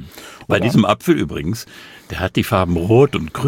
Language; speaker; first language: German; native; German